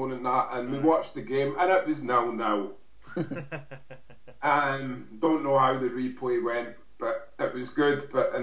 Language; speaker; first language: English; native; English